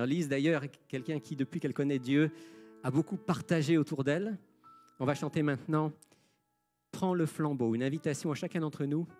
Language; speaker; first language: French; native; French